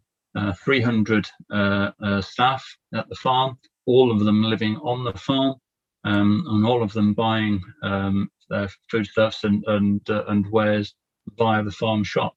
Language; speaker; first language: English; native; English